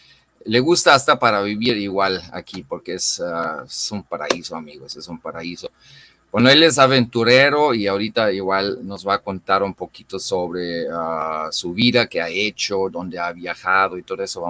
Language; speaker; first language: Spanish; non-native, fluent; German